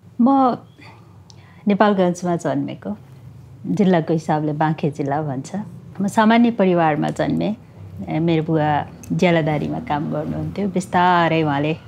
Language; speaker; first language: Nepali; non-native, local second language; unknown